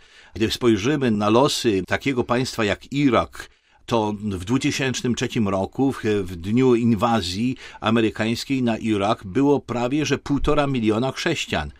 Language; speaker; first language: Polish; native; Polish